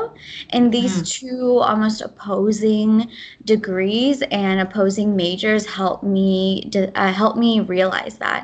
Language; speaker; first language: English; early bilingual, other home language; Gujarati